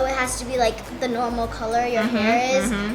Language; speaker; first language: English; non-native, fluent; Japanese